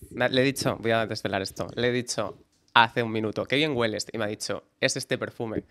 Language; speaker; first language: Spanish; native; Spanish